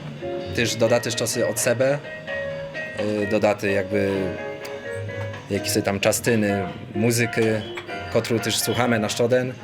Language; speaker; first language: Polish; non-native, local second language; Rusyn